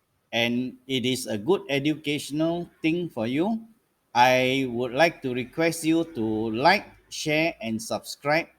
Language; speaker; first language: English; non-native, local second language; Malay